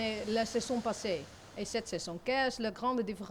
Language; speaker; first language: French; non-native, learner; Dutch